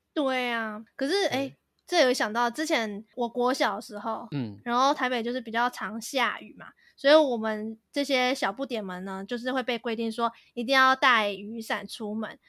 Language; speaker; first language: Chinese; native; Chinese